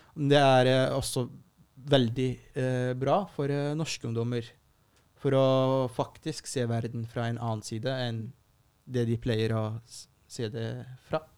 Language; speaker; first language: Norwegian; non-native, fluent; Arabic